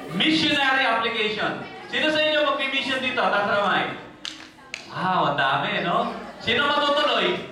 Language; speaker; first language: Filipino; native; Filipino